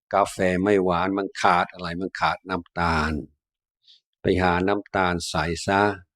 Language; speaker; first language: Thai; non-native, fluent; English